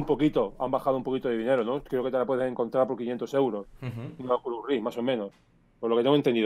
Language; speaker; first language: Spanish; native; Spanish